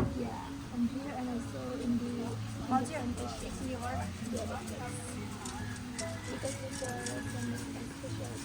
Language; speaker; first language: English; non-native, learner; Indonesian